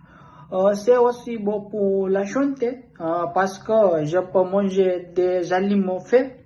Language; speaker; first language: French; non-native, learner; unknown